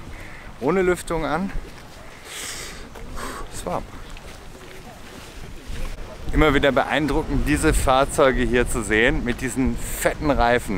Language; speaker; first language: German; native; German